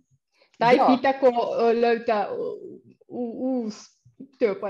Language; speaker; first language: Finnish; non-native, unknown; Russian